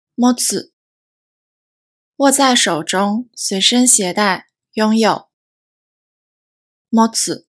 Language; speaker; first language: Chinese; native; Chinese